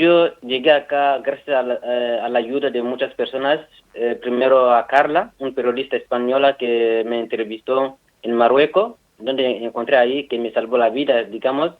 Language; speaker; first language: Spanish; non-native, fluent; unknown